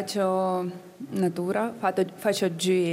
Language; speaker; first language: Italian; non-native, learner; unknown